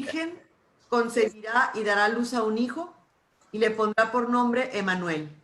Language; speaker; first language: Spanish; native; Spanish